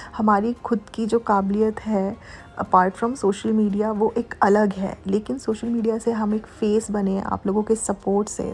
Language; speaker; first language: Hindi; native; Hindi